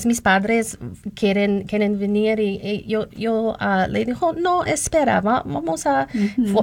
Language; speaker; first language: Spanish; non-native, learner; English